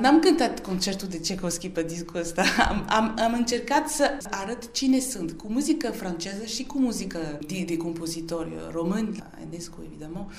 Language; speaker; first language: Romanian; early bilingual, heritage; Romanian